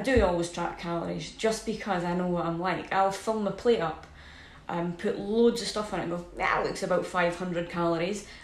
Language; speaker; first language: English; native; English